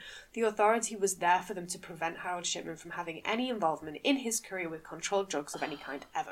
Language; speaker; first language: English; native; English